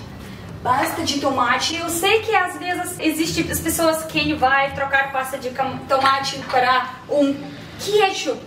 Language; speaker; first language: Portuguese; non-native, fluent; Russian